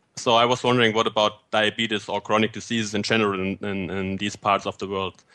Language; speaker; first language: English; non-native, fluent; German